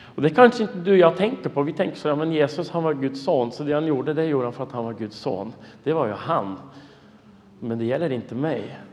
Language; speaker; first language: Swedish; non-native, fluent; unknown